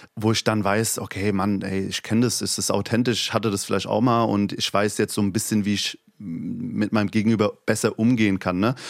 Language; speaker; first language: German; native; German